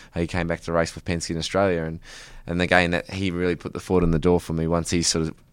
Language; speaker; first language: English; native; English